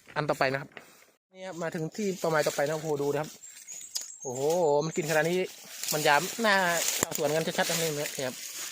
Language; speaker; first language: Thai; non-native, local second language; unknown